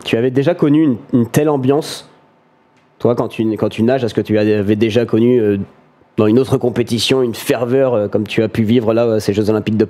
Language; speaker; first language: French; native; French